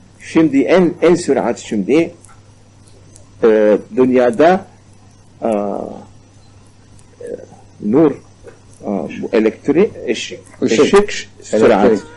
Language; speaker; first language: Turkish; non-native, learner; Arabic